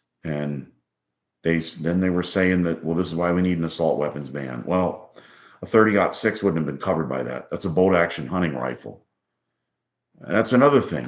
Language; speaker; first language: English; native; English